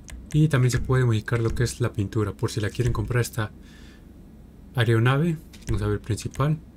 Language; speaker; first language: Spanish; native; Spanish